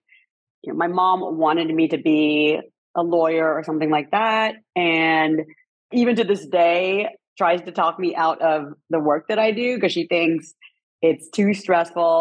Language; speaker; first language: English; native; English